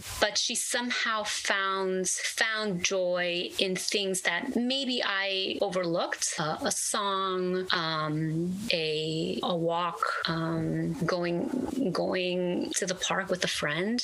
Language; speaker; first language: English; early bilingual, other home language; Spanish